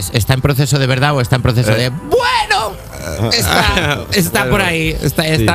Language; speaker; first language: Spanish; native; Spanish